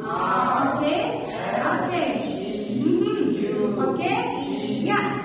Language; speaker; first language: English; non-native, learner; Indonesian